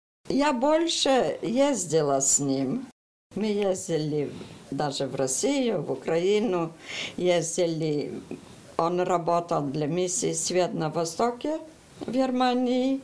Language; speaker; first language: Russian; early bilingual, heritage; Russian